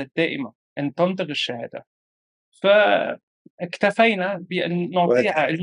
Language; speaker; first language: Arabic; non-native, fluent; German